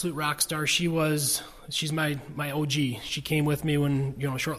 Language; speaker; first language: English; native; English